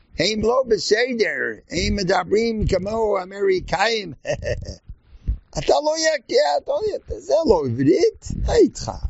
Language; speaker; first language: Hebrew; non-native, learner; English